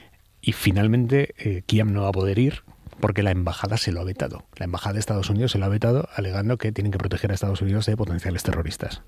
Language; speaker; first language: Spanish; native; Spanish